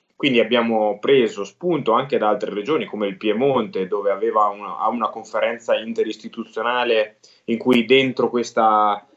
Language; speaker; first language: Italian; native; Italian